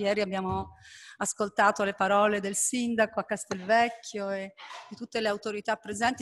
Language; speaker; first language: Italian; native; Italian